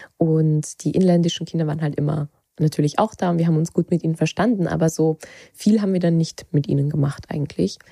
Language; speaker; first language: German; early bilingual, other home language; Georgian